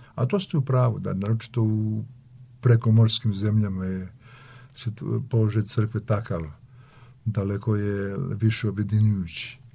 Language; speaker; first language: Serbian; native; Serbian